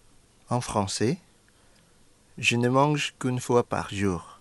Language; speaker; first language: French; non-native, fluent; Indonesian